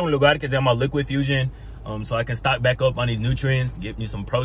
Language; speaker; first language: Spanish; early bilingual, heritage; Spanish